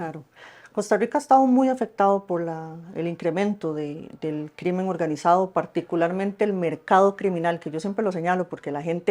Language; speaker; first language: Spanish; native; Spanish